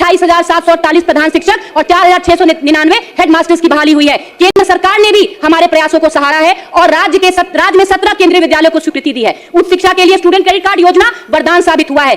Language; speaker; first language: Hindi; native; Hindi